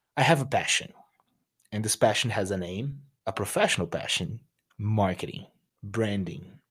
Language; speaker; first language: English; non-native, fluent; Portuguese